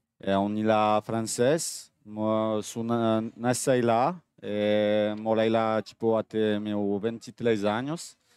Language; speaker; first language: Portuguese; non-native, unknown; French